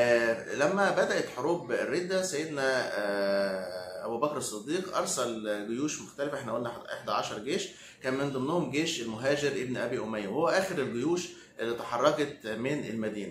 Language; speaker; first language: Arabic; native; Arabic